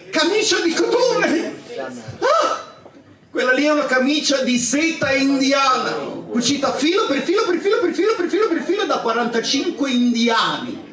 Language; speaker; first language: Italian; native; Italian